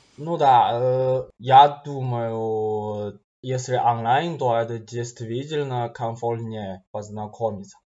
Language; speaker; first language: Russian; non-native, learner; Chinese